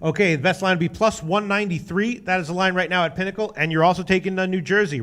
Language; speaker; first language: English; native; English